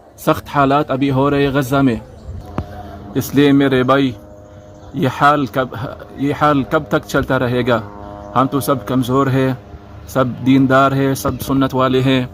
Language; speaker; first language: Urdu; non-native, learner; Arabic